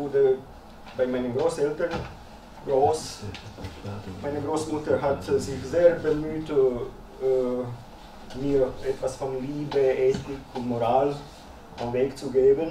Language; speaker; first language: German; early bilingual, other home language; Croatian